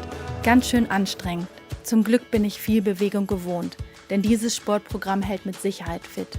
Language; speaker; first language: German; native; German